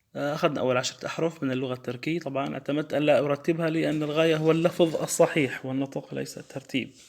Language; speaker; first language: Arabic; native; Arabic